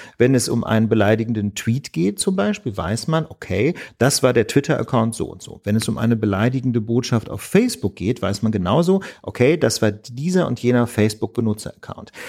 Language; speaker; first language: German; native; German